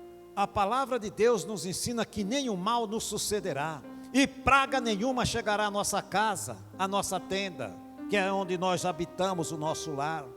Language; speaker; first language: Portuguese; native; Portuguese